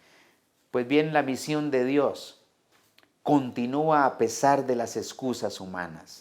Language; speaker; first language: Spanish; native; Spanish